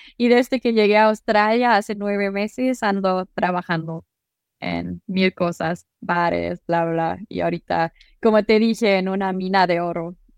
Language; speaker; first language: Spanish; non-native, fluent; German